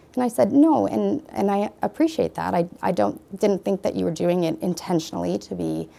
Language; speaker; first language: English; native; English